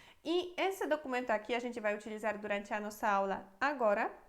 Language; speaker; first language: Portuguese; non-native, fluent; Polish